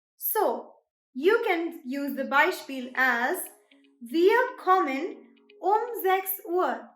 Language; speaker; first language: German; non-native, learner; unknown